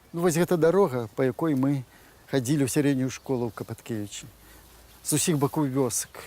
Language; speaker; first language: Belarusian; native; Belarusian